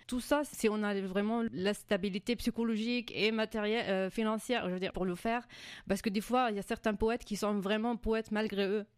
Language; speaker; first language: French; non-native, fluent; Arabic